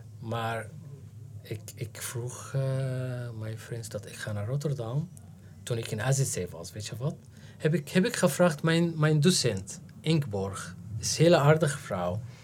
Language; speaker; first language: Dutch; non-native, learner; Arabic